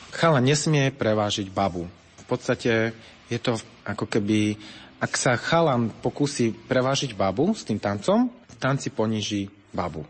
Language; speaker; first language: Slovak; native; Slovak